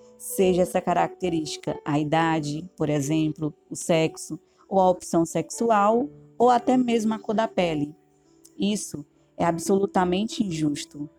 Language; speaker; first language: Portuguese; native; Portuguese